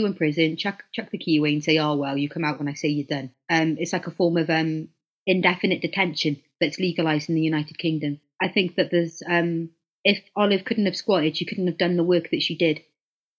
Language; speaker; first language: English; native; English